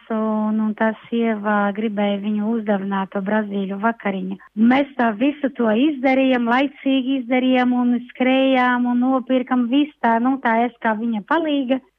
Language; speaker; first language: Latvian; non-native, fluent; Portuguese